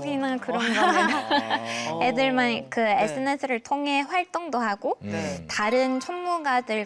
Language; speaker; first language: Korean; non-native, fluent; English